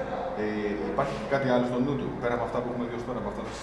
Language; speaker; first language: Greek; native; Greek